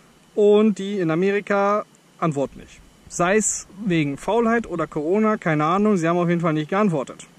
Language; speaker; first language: German; native; German